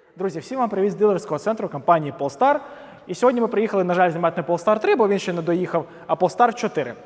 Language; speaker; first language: Ukrainian; non-native, local second language; Russian